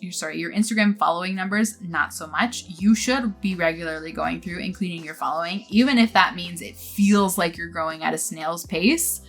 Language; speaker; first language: English; native; English